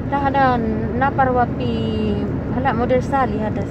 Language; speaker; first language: Arabic; non-native, learner; Filipino